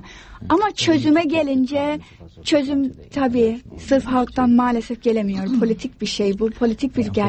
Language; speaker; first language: Turkish; non-native, fluent; English